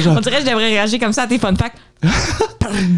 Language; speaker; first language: French; native; French